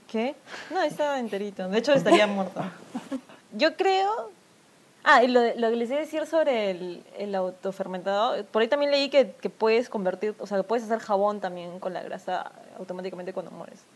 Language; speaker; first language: Spanish; native; Spanish